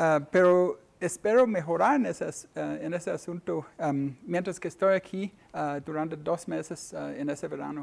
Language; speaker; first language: Spanish; non-native, learner; Danish